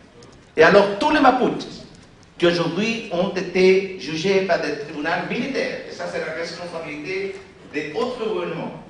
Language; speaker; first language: French; non-native, fluent; Spanish